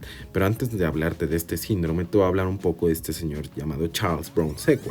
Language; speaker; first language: Spanish; native; Spanish